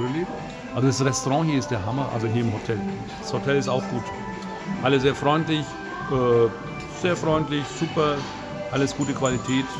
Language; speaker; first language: German; early bilingual, other home language; Turkish